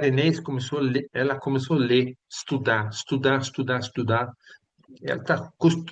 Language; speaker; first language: Portuguese; non-native, fluent; Swedish